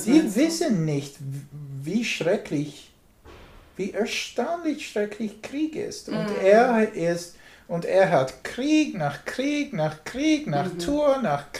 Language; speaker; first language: German; non-native, learner; English